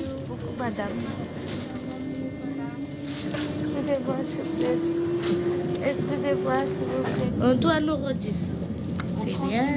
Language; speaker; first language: French; early bilingual, other home language; Romanian